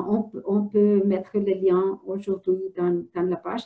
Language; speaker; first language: French; non-native, fluent; Spanish